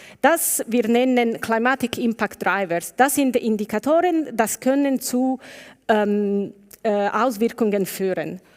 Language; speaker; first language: German; non-native, learner; Italian